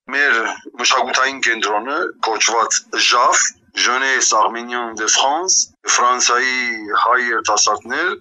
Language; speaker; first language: Armenian; early bilingual, heritage; Armenian